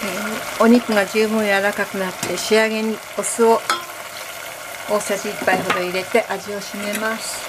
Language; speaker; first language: Japanese; native; Japanese